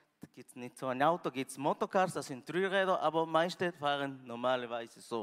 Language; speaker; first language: German; non-native, learner; Spanish